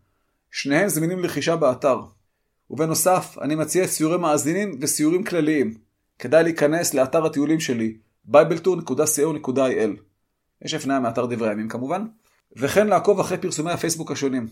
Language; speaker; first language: Hebrew; native; Hebrew